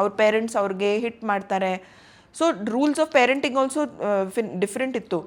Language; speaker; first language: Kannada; non-native, local second language; Hindi